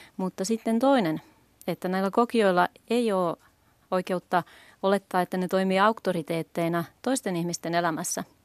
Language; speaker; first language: Finnish; native; Finnish